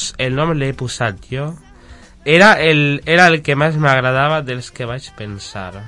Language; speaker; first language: Catalan; non-native, local second language; Spanish